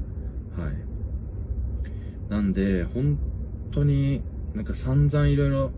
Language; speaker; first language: Japanese; native; Japanese